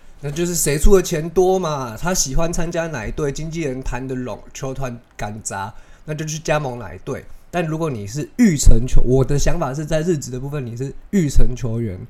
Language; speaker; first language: Chinese; native; Chinese